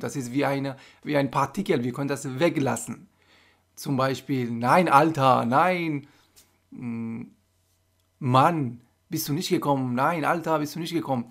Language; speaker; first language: German; non-native, fluent; Persian